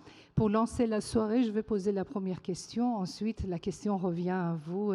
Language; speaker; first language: French; non-native, fluent; Persian